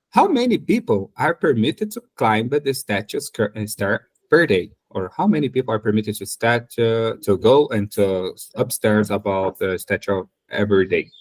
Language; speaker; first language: English; non-native, learner; Portuguese